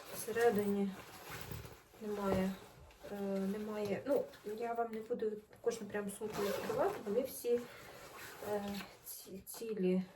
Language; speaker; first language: Ukrainian; native; Ukrainian